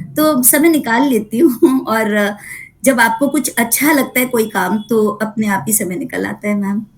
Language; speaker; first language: Hindi; native; Hindi